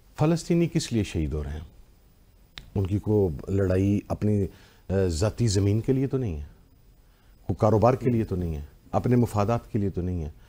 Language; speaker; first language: Urdu; non-native, local second language; Punjabi